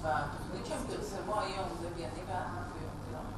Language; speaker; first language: Hebrew; native; Hebrew